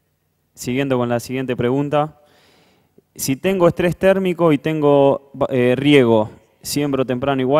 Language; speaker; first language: Spanish; native; Spanish